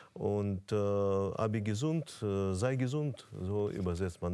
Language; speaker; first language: German; non-native, fluent; Russian